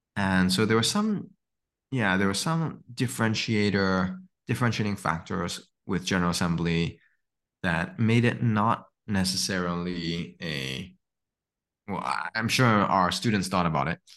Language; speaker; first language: English; native; English